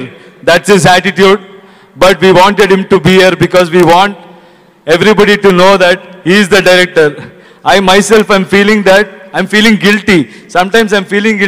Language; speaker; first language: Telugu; non-native, learner; Kannada